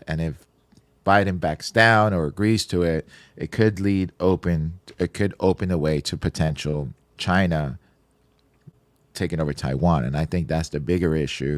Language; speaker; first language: English; native; English